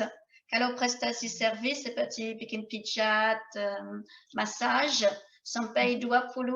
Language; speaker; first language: Indonesian; non-native, fluent; French